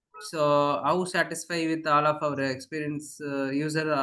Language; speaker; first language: English; non-native, local second language; Tamil